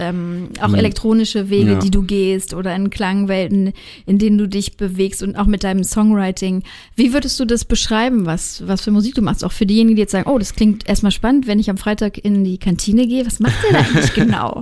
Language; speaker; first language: German; native; German